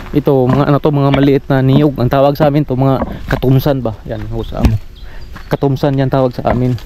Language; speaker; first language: Filipino; non-native, local second language; Cebuano